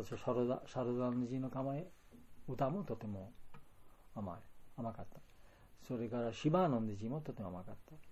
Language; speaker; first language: Japanese; non-native, learner; Bangla